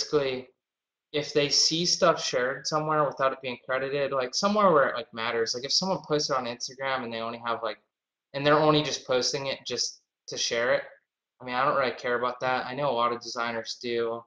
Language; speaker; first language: English; native; English